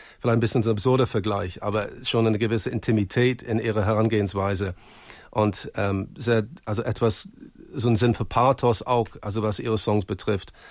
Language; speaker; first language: German; non-native, fluent; English